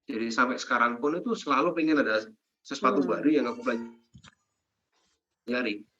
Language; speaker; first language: Indonesian; non-native, fluent; English